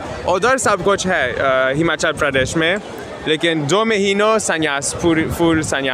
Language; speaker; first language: Hindi; non-native, learner; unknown